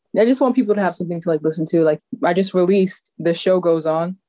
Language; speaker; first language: English; native; English